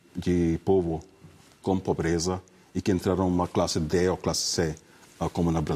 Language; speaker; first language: Portuguese; non-native, fluent; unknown